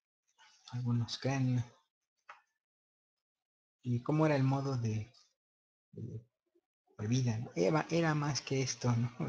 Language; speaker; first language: Spanish; native; Spanish